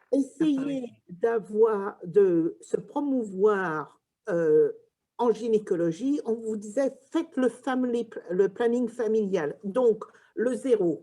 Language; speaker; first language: French; early bilingual, heritage; English